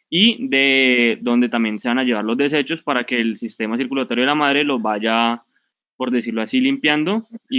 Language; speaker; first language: Spanish; native; Spanish